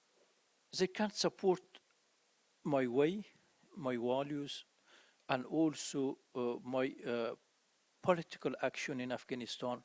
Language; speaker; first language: English; non-native, fluent; Persian